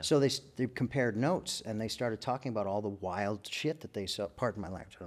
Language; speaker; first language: English; native; English